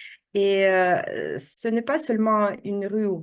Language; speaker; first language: French; non-native, fluent; Russian